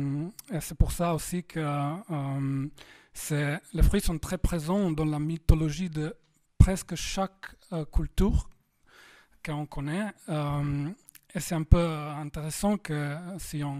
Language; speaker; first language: French; non-native, fluent; Slovenian